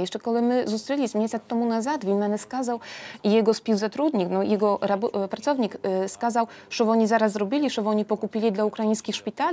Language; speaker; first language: Polish; non-native, learner; Ukrainian